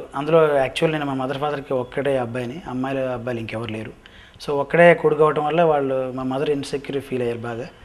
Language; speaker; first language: Telugu; native; Telugu